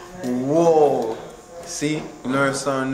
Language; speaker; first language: Spanish; non-native, learner; English